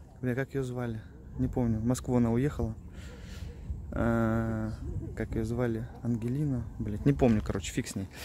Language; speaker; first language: Russian; native; Russian